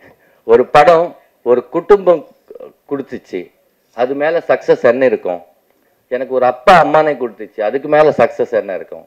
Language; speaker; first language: Tamil; non-native, local second language; Telugu